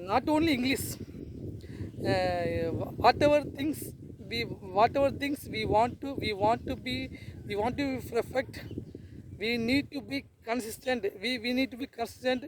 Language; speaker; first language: English; non-native, learner; Tamil